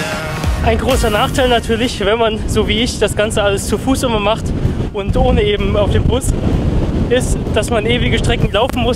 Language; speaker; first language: German; native; German